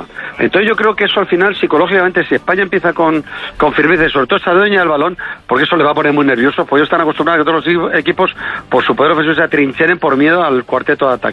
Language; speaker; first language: Spanish; native; Spanish